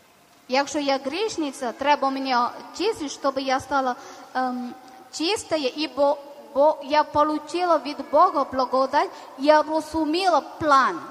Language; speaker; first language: Ukrainian; non-native, learner; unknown